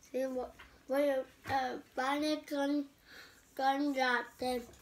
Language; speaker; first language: Italian; early bilingual, other home language; Filipino